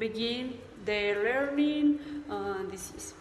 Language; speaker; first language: English; non-native, learner; Spanish